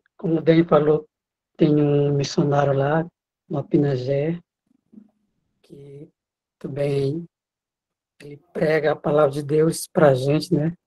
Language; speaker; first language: Portuguese; non-native, local second language; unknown